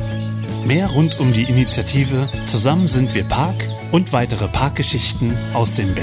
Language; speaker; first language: German; native; German